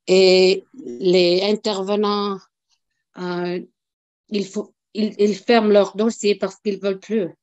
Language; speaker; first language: French; non-native, local second language; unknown